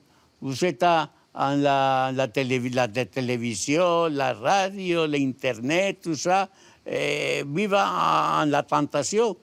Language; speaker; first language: French; non-native, learner; Spanish